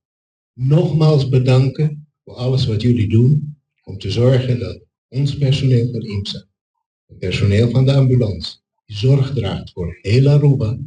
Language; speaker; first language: Dutch; non-native, local second language; Papiamento